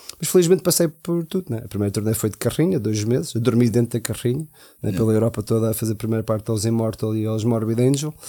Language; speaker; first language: Portuguese; early bilingual, heritage; Portuguese